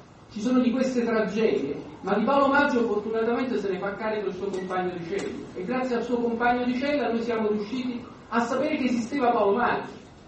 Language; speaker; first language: Italian; native; Italian